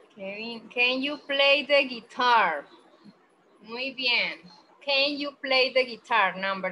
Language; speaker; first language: English; non-native, fluent; Spanish